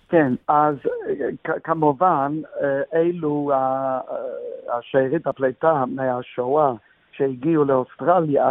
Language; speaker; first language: Hebrew; non-native, fluent; English